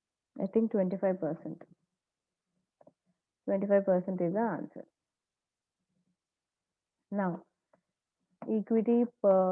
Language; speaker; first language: English; non-native, local second language; Telugu